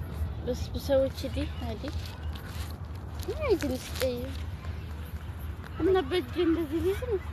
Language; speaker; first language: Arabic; non-native, learner; Amharic